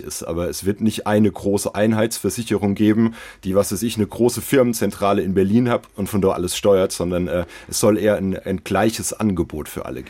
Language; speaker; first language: German; native; German